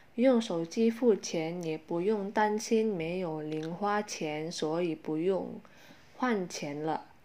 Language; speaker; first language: Chinese; non-native, fluent; Indonesian